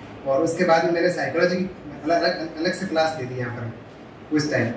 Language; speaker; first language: Hindi; non-native, local second language; Marwari